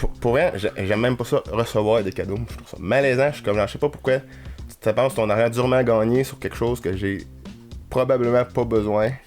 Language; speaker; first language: French; native; French